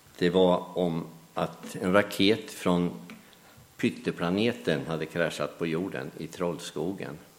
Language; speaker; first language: Swedish; native; Swedish